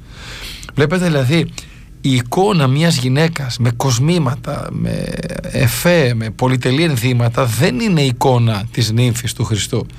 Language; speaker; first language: Greek; native; Greek